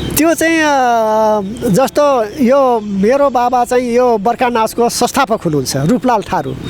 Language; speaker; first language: Nepali; non-native, local second language; Dangaura Tharu